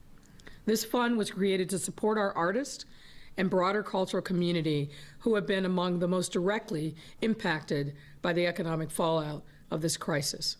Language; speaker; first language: English; native; English